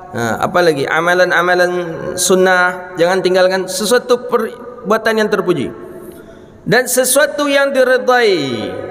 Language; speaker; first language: Malay; non-native, local second language; Minangkabau